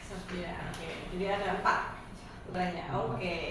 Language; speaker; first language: Indonesian; native; Indonesian